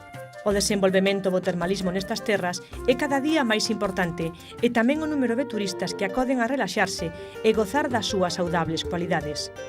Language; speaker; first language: Galician; native; Galician